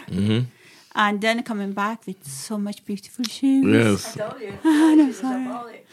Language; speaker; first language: English; non-native, fluent; Swedish